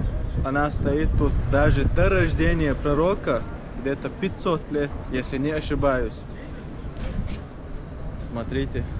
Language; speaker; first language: Russian; non-native, local second language; Chechen